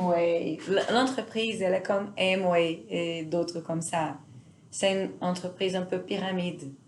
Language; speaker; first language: French; non-native, fluent; Portuguese